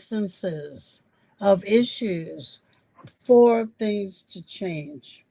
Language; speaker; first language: English; native; English